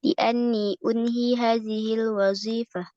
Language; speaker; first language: Arabic; non-native, learner; Indonesian